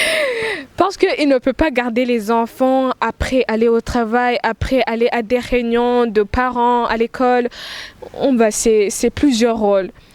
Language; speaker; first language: French; non-native, local second language; Rundi